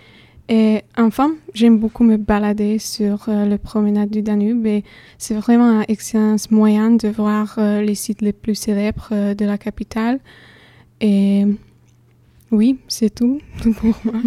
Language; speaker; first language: French; non-native, fluent; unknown